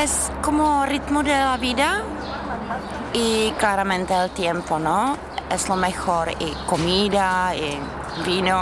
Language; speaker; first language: Spanish; non-native, fluent; Czech